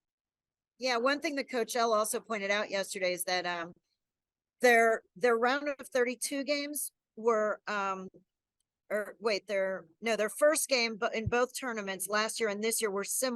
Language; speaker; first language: English; native; English